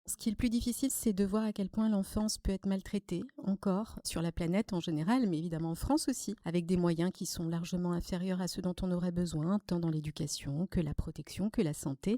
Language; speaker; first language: French; native; French